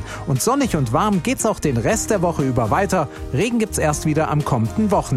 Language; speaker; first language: German; native; German